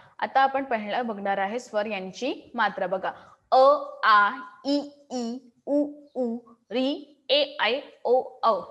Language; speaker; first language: Marathi; non-native, local second language; Hindi